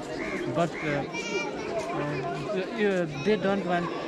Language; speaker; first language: English; non-native, learner; Nepali